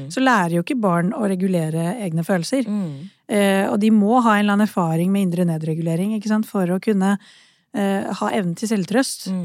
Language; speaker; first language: Norwegian; early bilingual, other home language; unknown